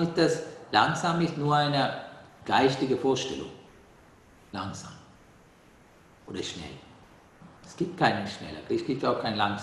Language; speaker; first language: German; non-native, learner; Sinhala